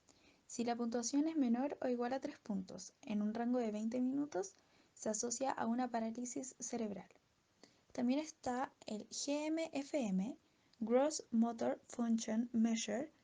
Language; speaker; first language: Spanish; native; Spanish